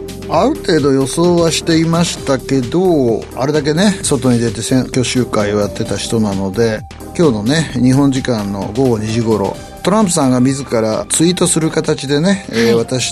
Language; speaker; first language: Japanese; native; Japanese